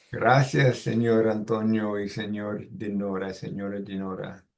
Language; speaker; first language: Spanish; early bilingual, heritage; Spanish